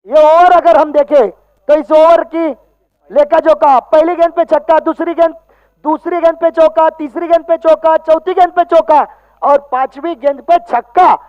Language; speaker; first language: Hindi; non-native, local second language; Marathi